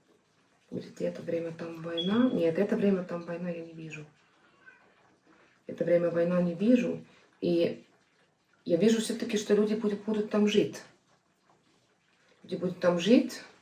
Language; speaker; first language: Russian; non-native, fluent; Estonian